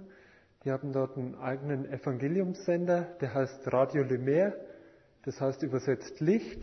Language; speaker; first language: German; native; German